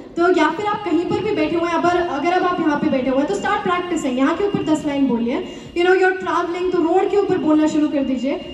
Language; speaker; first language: Hindi; native; Hindi